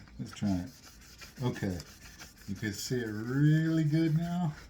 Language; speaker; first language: English; native; English